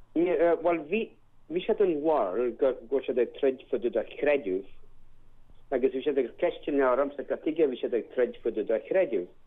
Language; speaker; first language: Irish; native; Irish